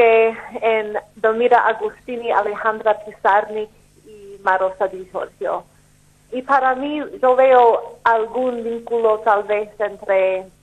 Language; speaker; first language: Spanish; non-native, fluent; English